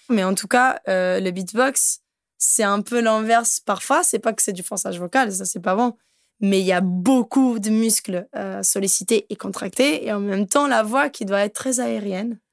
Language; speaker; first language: French; non-native, fluent; Portuguese